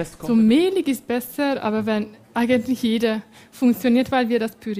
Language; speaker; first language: German; non-native, fluent; Hungarian